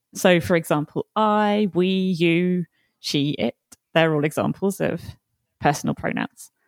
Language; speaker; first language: English; native; English